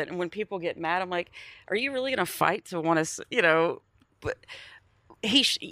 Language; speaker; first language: English; native; English